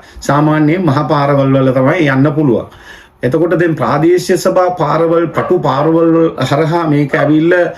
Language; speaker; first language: Sinhala; non-native, local second language; Tamil